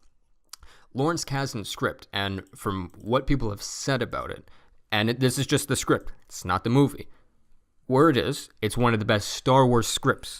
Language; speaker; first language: English; native; English